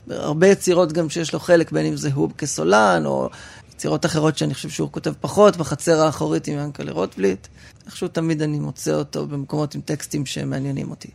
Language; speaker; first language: Hebrew; native; Hebrew